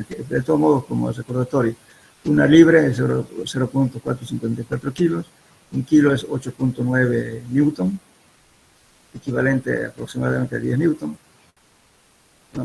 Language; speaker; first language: Spanish; native; Spanish